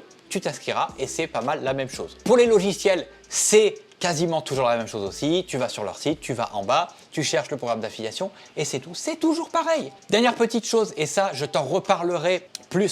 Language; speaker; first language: French; native; French